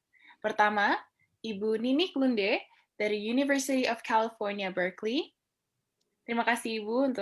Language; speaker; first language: Indonesian; native; Indonesian